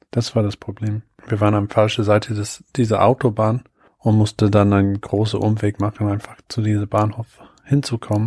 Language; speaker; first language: German; non-native, fluent; English